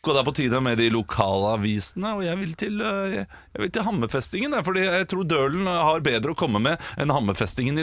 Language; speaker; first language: Norwegian; native; Norwegian